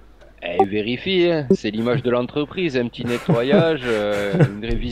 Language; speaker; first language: French; native; French